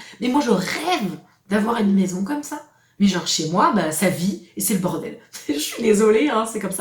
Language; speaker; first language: French; native; French